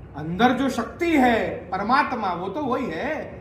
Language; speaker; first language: Hindi; non-native, local second language; Gujarati